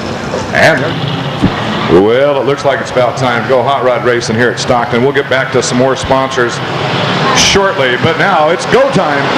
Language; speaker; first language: English; native; English